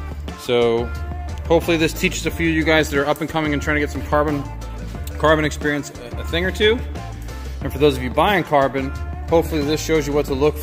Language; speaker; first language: English; native; English